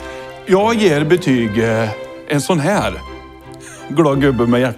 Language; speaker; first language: Swedish; native; Swedish